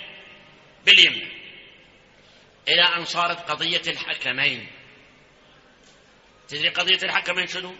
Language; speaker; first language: Arabic; native; Arabic